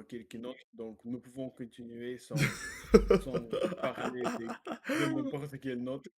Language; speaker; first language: French; non-native, learner; Russian